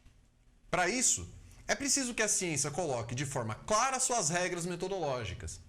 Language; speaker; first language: Portuguese; native; Portuguese